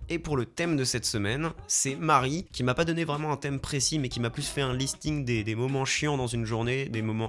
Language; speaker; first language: French; native; French